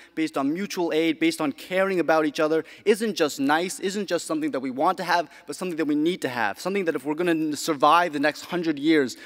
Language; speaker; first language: English; native; English